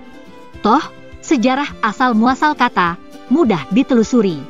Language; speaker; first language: Indonesian; native; Indonesian